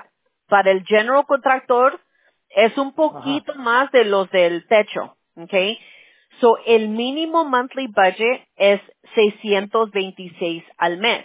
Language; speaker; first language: Spanish; early bilingual, heritage; Spanish